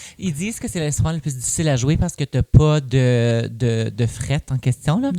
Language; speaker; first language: French; native; French